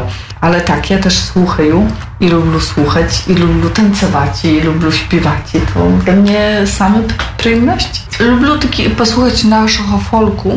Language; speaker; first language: Polish; non-native, local second language; Belarusian